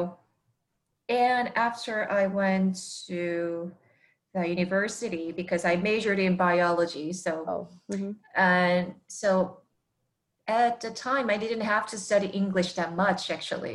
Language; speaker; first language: English; non-native, fluent; Korean